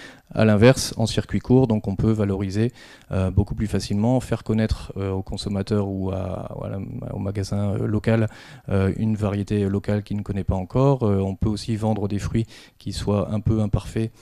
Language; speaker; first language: French; native; French